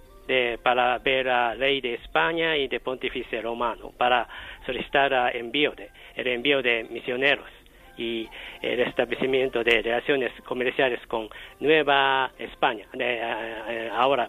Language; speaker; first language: Spanish; non-native, learner; Japanese